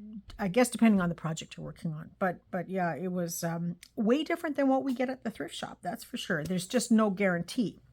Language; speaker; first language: English; native; English